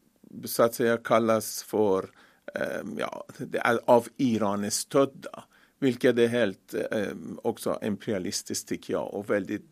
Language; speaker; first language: Swedish; non-native, fluent; Persian